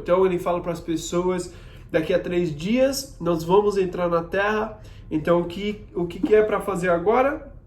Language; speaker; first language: Portuguese; non-native, fluent; English